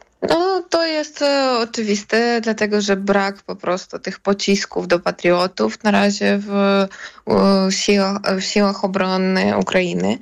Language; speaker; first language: Polish; non-native, fluent; Ukrainian